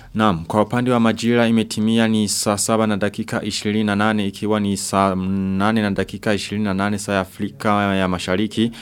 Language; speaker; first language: Swahili; non-native, local second language; Rundi